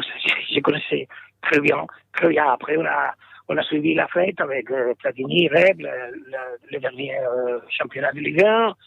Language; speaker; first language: French; non-native, fluent; Spanish